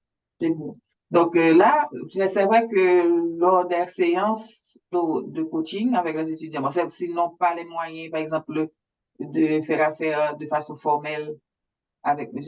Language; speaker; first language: French; native; French